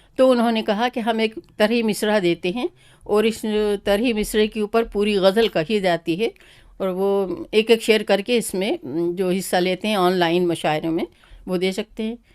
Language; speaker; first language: Urdu; native; Urdu